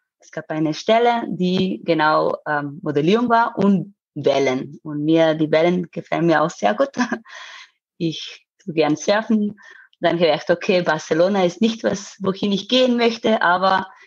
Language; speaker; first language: German; non-native, fluent; Spanish